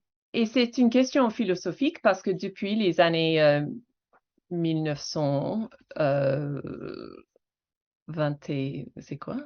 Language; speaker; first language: French; non-native, fluent; English